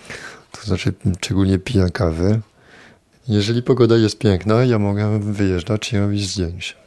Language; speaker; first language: Polish; non-native, fluent; French